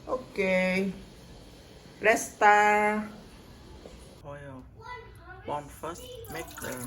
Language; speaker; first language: English; non-native, learner; Vietnamese